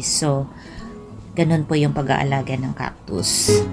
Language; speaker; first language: Filipino; native; Filipino